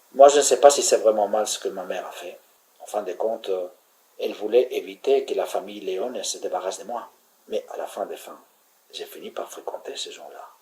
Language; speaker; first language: French; native; French